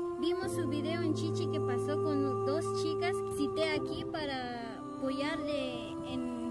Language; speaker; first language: Spanish; non-native, local second language; Kʼicheʼ